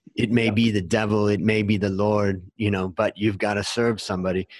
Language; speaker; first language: English; native; English